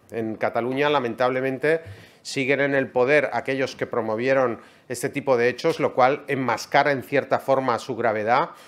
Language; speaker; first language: Spanish; native; Spanish